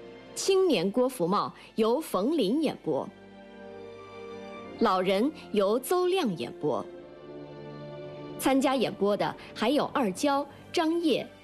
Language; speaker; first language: Chinese; native; Chinese